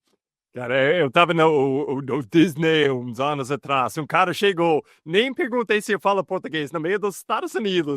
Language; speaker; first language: Portuguese; non-native, fluent; English